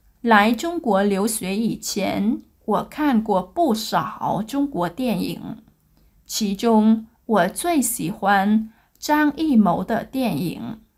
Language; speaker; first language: Chinese; non-native, learner; Vietnamese